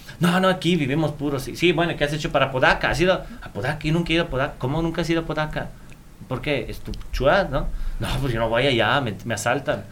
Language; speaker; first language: Spanish; non-native, fluent; Italian